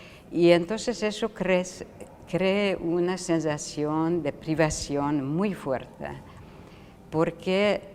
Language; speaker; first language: Spanish; non-native, fluent; Hungarian